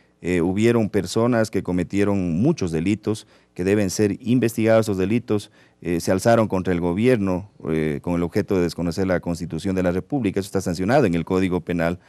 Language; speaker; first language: Spanish; native; Spanish